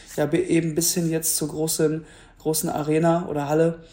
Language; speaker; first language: German; native; German